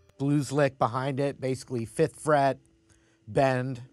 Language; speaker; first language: English; native; English